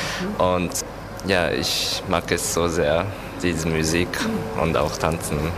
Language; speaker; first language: German; non-native, learner; Japanese